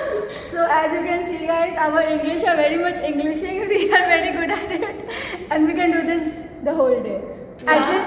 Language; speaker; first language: English; non-native, local second language; Hindi